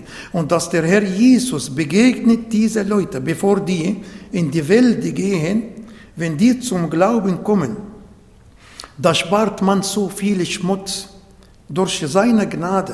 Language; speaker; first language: German; non-native, fluent; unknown